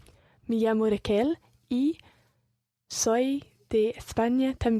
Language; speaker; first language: Spanish; non-native, learner; English